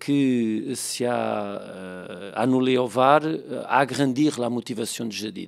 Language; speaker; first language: French; non-native, fluent; Portuguese